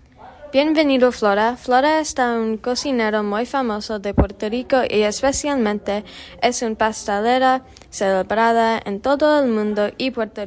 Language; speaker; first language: Spanish; non-native, learner; English